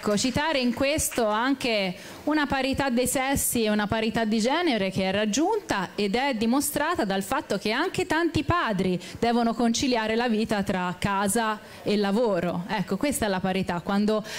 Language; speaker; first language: Italian; native; Italian